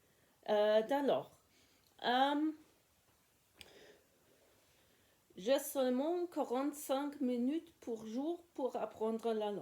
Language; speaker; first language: French; non-native, learner; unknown